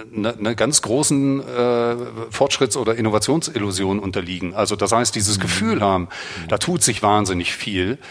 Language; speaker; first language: German; native; German